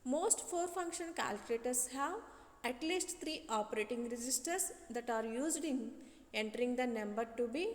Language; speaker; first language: English; non-native, local second language; Telugu